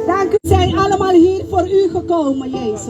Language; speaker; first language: Dutch; non-native, local second language; Papiamento